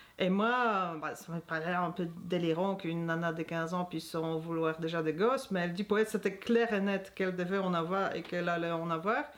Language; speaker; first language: French; non-native, fluent; Polish